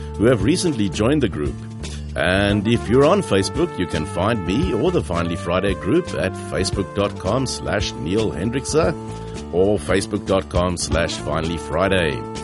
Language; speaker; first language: English; early bilingual, other home language; Afrikaans